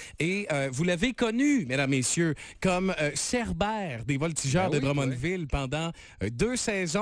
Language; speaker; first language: French; native; French